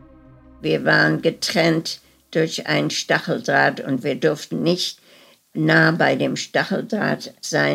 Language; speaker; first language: German; early bilingual, heritage; German